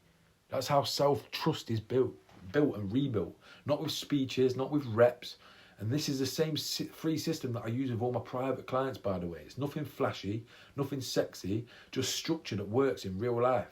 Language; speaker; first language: English; native; English